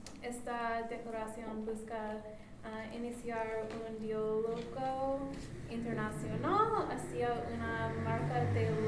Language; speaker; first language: Spanish; non-native, learner; English